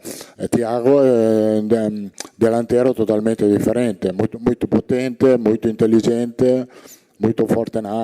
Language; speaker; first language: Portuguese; non-native, fluent; Italian